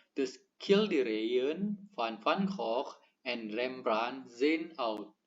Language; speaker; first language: Dutch; non-native, learner; Indonesian